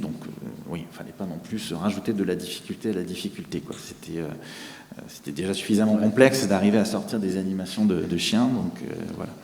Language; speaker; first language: French; native; French